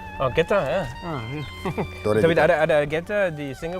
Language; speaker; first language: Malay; non-native, learner; English